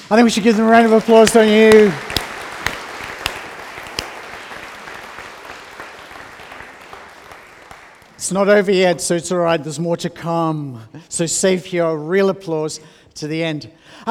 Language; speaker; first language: English; native; English